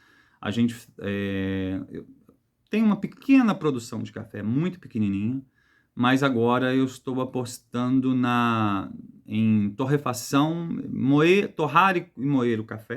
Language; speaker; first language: Portuguese; native; Portuguese